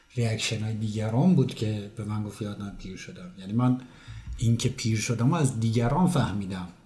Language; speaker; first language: Persian; native; Persian